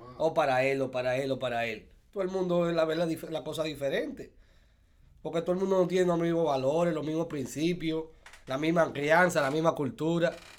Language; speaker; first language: Spanish; early bilingual, heritage; Spanish